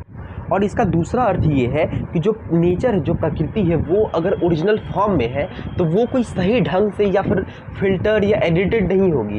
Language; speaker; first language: Hindi; native; Hindi